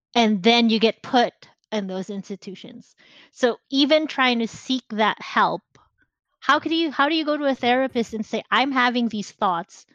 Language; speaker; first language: English; non-native, local second language; Filipino